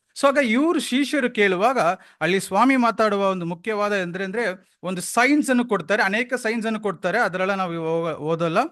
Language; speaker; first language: Kannada; non-native, local second language; Tamil